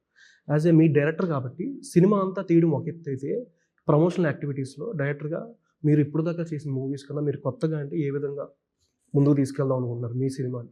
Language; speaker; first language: Telugu; native; Telugu